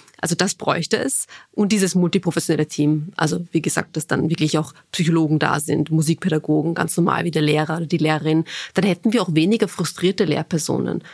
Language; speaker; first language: German; early bilingual, other home language; Bosnian